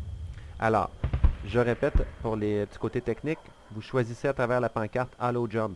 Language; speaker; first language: French; native; French